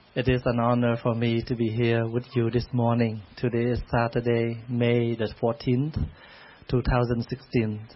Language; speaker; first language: English; non-native, fluent; Vietnamese